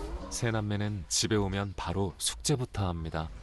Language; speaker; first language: Korean; native; Korean